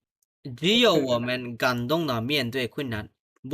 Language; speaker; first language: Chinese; non-native, fluent; Bangla